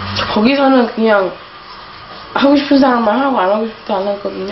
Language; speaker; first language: Korean; early bilingual, other home language; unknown